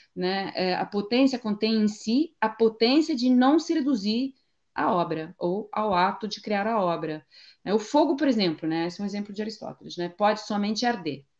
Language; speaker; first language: Portuguese; non-native, fluent; Italian